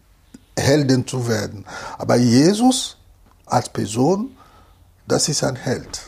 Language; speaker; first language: German; non-native, fluent; Lingala